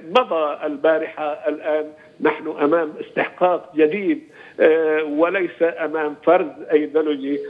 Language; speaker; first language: Arabic; non-native, fluent; Turkish